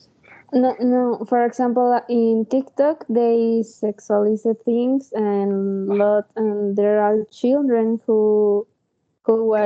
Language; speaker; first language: English; non-native, learner; Spanish